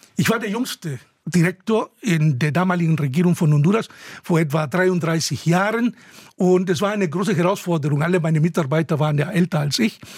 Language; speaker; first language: German; non-native, fluent; Spanish